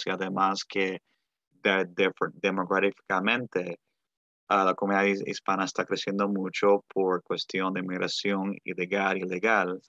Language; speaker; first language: Spanish; early bilingual, heritage; Spanish